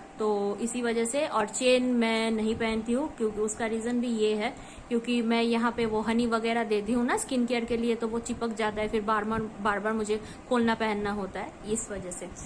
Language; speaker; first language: Hindi; non-native, local second language; Bangla